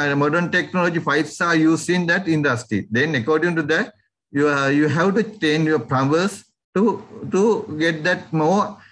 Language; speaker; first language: English; non-native, local second language; Sinhala